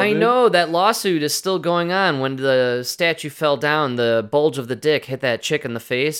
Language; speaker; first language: English; native; English